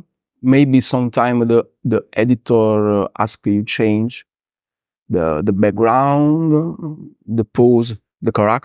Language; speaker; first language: English; non-native, learner; Italian